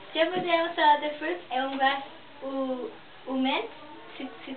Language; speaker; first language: French; non-native, learner; English